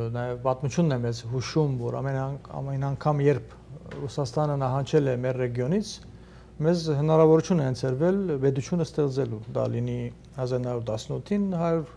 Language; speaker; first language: Armenian; early bilingual, heritage; Armenian